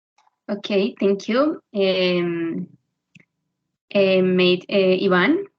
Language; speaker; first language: English; non-native, learner; Spanish